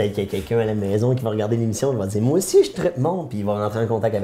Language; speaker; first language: French; native; French